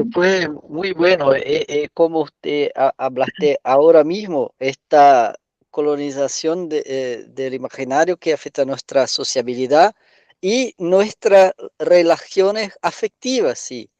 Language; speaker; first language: Spanish; non-native, fluent; Portuguese